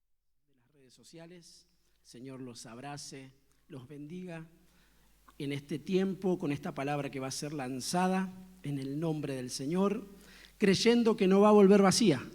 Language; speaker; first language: Spanish; native; Spanish